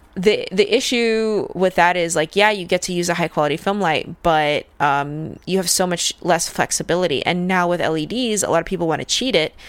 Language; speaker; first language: English; early bilingual, other home language; Russian